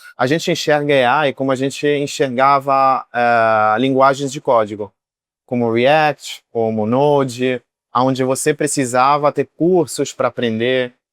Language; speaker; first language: Portuguese; non-native, fluent; Italian